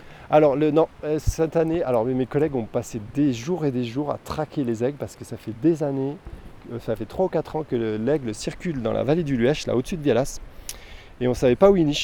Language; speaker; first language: French; native; French